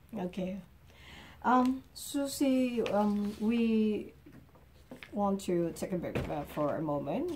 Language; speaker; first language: English; non-native, learner; Indonesian